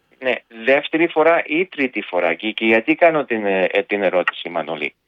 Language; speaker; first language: Greek; non-native, fluent; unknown